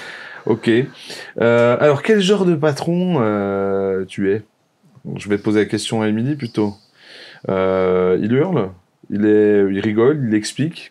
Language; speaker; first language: French; native; French